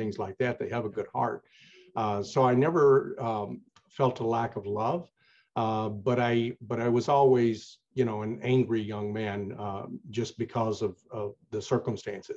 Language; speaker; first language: English; native; English